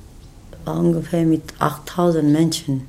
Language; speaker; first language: German; non-native, learner; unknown